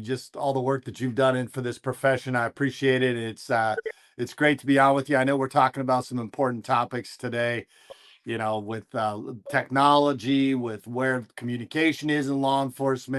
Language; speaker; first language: English; native; English